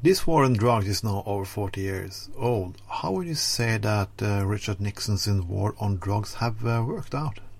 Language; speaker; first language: English; non-native, fluent; Norwegian